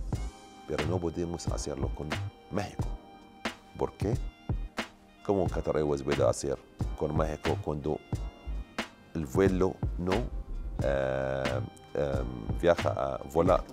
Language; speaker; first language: Spanish; non-native, learner; Arabic